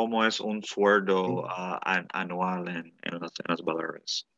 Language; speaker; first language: Spanish; early bilingual, heritage; Spanish